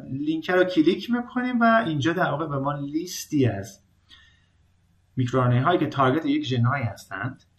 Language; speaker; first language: Persian; native; Persian